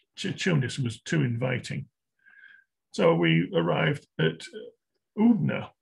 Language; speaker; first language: English; native; English